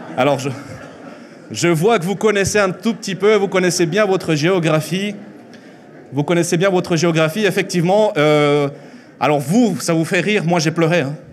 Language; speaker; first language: French; early bilingual, other home language; Spanish